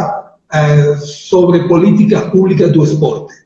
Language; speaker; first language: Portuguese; non-native, learner; Spanish